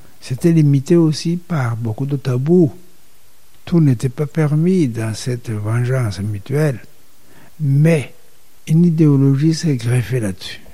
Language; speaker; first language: French; non-native, local second language; Rundi